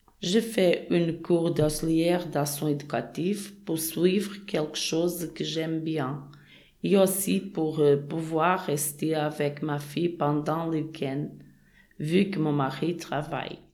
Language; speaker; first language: French; non-native, learner; Portuguese